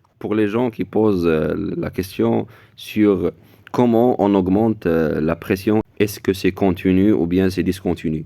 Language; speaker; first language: French; non-native, local second language; Arabic